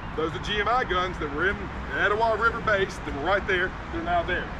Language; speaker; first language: English; native; English